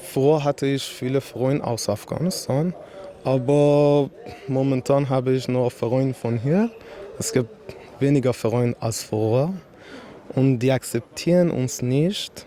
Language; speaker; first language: German; non-native, learner; Persian